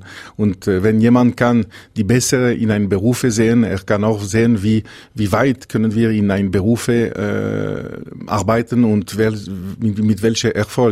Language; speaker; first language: German; non-native, local second language; French